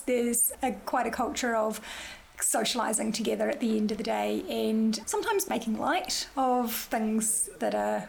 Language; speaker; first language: English; native; English